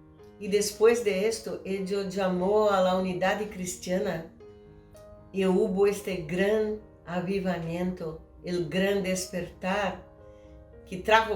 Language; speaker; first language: Spanish; non-native, fluent; Portuguese